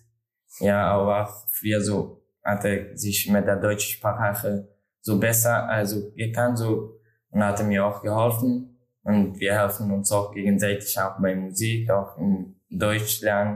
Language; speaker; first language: German; non-native, learner; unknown